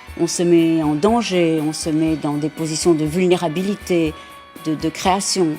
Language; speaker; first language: French; early bilingual, heritage; French